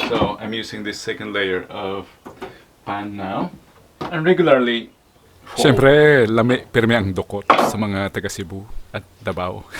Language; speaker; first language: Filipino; non-native, local second language; Iloko